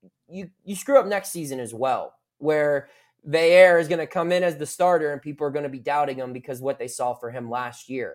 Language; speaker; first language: English; native; English